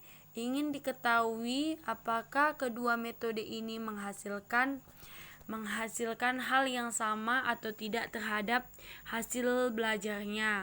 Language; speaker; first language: Indonesian; native; Indonesian